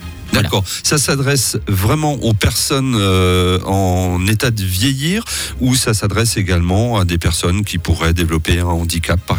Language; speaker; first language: French; native; French